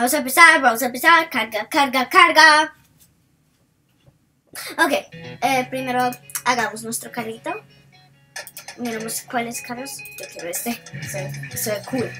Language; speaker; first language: Spanish; early bilingual, heritage; Spanish